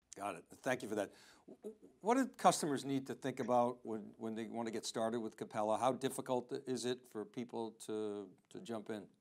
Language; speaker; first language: English; native; English